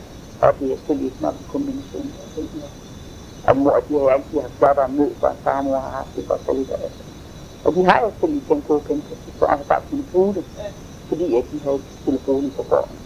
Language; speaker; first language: Danish; native; Danish